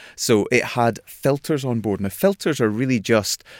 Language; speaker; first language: English; native; English